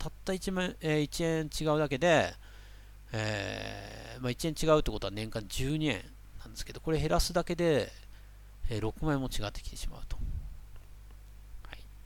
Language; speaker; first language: Japanese; native; Japanese